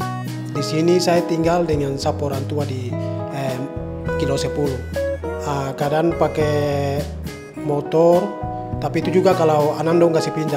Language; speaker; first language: Indonesian; non-native, local second language; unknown